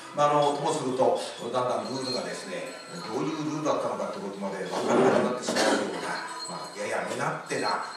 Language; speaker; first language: Japanese; native; Japanese